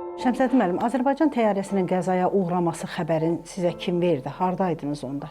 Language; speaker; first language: Azerbaijani; native; Azerbaijani